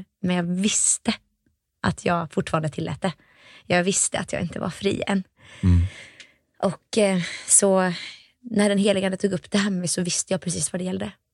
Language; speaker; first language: Swedish; early bilingual, other home language; Finnish